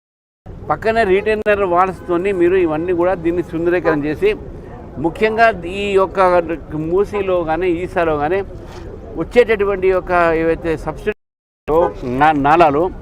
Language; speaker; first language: Telugu; native; Telugu